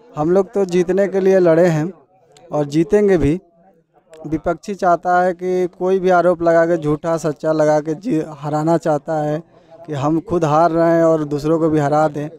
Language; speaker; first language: Hindi; native; Hindi